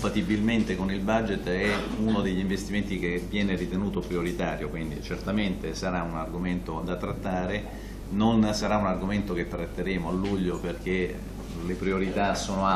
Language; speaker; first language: Italian; native; Italian